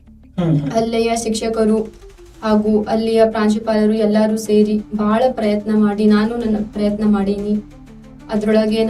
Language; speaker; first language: Kannada; non-native, local second language; Urdu